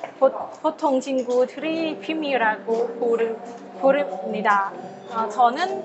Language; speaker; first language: Korean; non-native, fluent; Thai